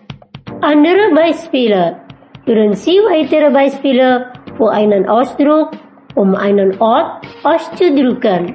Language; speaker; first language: German; non-native, fluent; Indonesian